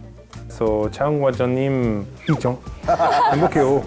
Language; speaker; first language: Korean; non-native, learner; French